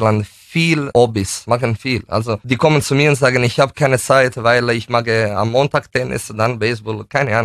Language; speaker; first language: German; non-native, fluent; Italian